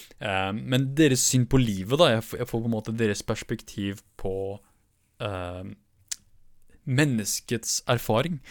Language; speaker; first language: Norwegian; early bilingual, other home language; Kurdish